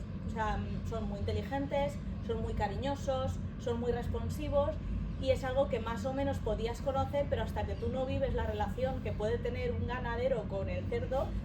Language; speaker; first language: Spanish; native; Spanish